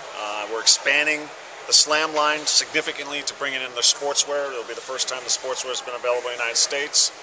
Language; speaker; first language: English; native; English